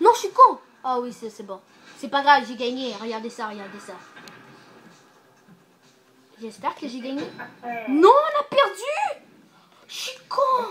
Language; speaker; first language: French; native; French